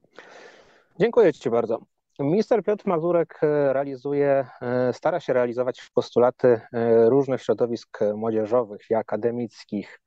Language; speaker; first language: Polish; native; Polish